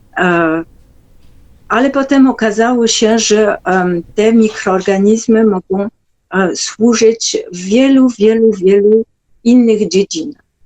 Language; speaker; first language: Polish; non-native, fluent; French